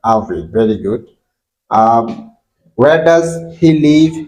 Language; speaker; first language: English; non-native, fluent; Bangla